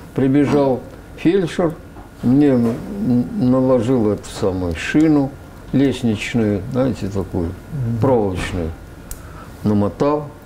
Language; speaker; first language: Russian; native; Russian